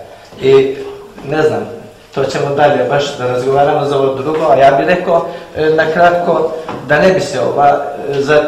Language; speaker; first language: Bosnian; early bilingual, heritage; Bosnian